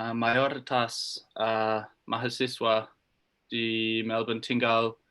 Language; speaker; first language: Indonesian; non-native, learner; English